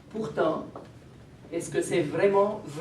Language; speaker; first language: French; non-native, fluent; Arabic